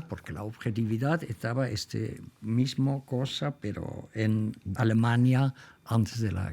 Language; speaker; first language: Spanish; non-native, fluent; Dutch